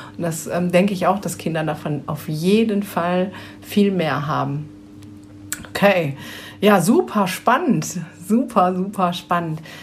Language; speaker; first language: German; native; German